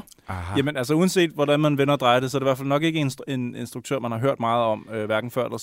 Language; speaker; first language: Danish; native; Danish